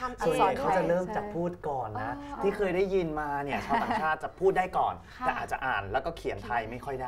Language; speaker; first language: Thai; native; Thai